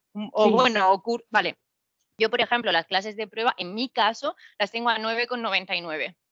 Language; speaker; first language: Spanish; native; Spanish